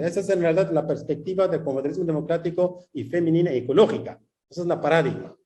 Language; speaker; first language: Spanish; non-native, fluent; Kurdish